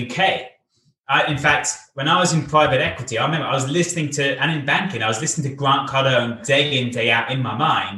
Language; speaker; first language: English; native; English